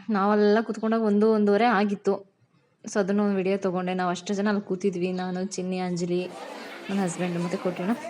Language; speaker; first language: Kannada; non-native, local second language; Lambadi